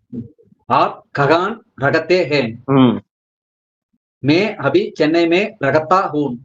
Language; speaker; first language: Hindi; non-native, learner; Tamil